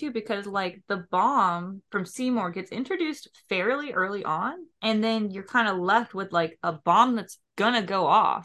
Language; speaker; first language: English; native; English